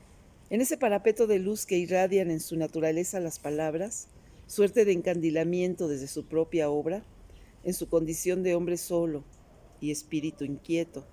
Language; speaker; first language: Spanish; native; Spanish